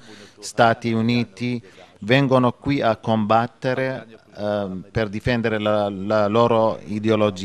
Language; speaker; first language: Italian; non-native, fluent; Kurdish